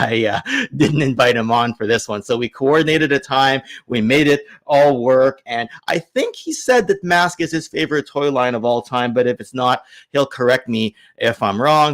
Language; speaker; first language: English; native; English